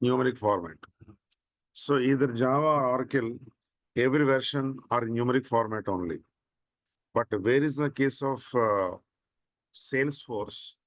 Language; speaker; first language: English; non-native, local second language; Telugu